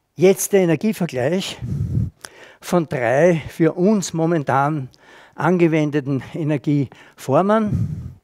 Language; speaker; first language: German; native; German